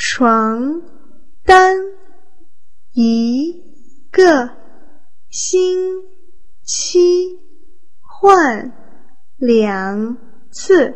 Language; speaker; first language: Chinese; non-native, fluent; Vietnamese